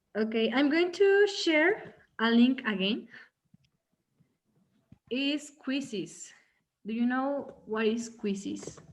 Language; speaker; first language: English; non-native, fluent; Spanish